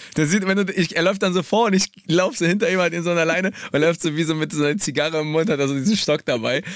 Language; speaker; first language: German; early bilingual, other home language; Polish